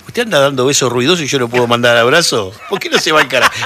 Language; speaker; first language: Spanish; native; Spanish